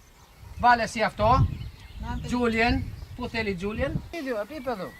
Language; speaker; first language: Greek; non-native, learner; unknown